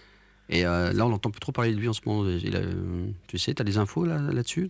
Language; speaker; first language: French; native; French